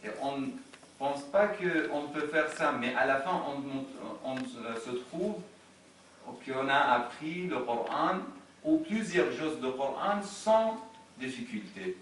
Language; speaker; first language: French; non-native, fluent; Arabic